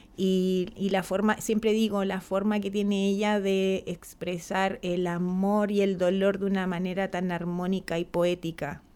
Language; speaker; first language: Spanish; native; Spanish